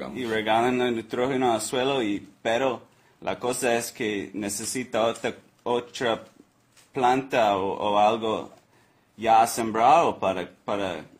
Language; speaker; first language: Spanish; non-native, learner; English